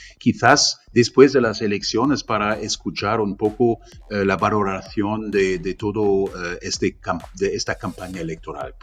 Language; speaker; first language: Spanish; non-native, fluent; German